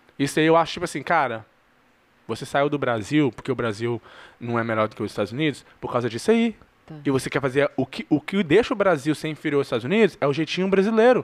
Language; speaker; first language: Portuguese; early bilingual, heritage; Portuguese